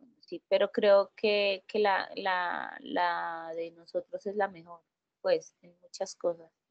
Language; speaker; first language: Spanish; native; Spanish